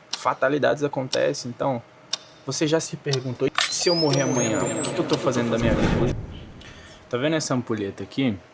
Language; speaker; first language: Portuguese; native; Portuguese